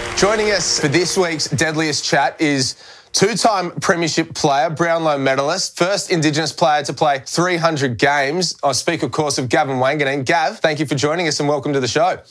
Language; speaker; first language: English; native; English